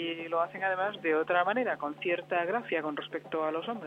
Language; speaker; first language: Spanish; native; Spanish